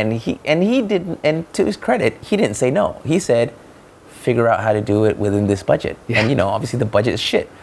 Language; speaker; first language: English; non-native, local second language; Malay